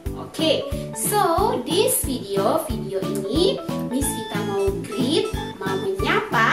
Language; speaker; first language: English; non-native, fluent; Indonesian